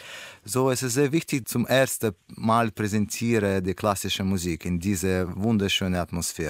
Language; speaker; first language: German; non-native, learner; Russian